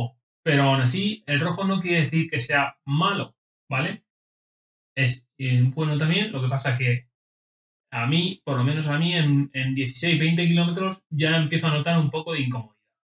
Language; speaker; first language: Spanish; native; Spanish